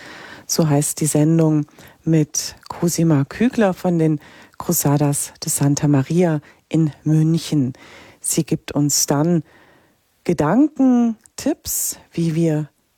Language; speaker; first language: German; native; German